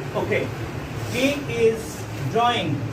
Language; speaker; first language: English; non-native, fluent; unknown